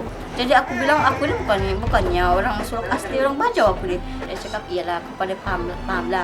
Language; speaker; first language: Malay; non-native, fluent; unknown